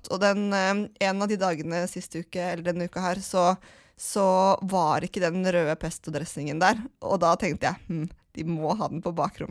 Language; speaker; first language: Norwegian; native; Norwegian